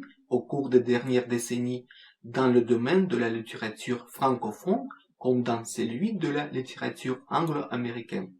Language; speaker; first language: French; non-native, fluent; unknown